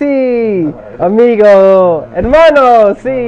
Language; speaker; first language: Spanish; non-native, learner; English